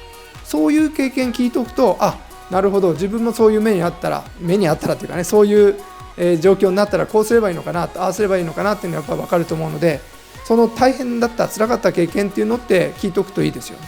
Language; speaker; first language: Japanese; native; Japanese